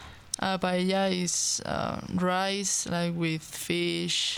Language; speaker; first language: English; non-native, learner; Spanish